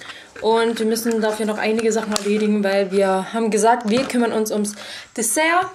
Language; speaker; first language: German; native; German